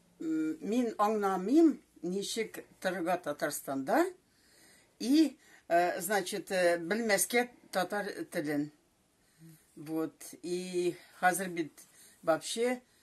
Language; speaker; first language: Tatar; non-native, local second language; Russian